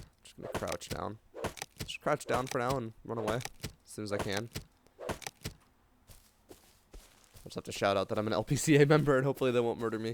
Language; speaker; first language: English; native; English